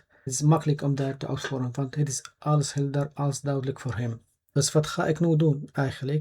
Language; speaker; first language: Dutch; non-native, fluent; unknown